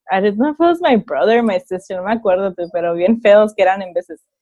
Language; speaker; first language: Spanish; early bilingual, heritage; Spanish